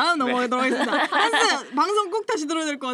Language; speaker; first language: Korean; native; Korean